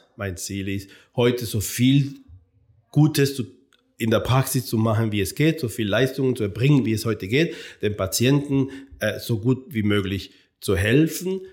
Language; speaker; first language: German; non-native, fluent; Spanish